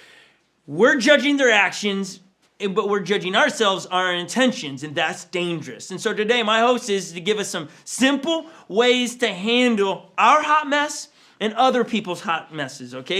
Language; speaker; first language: English; native; English